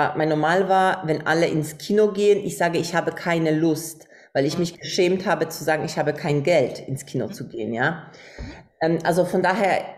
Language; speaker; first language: German; non-native, fluent; Polish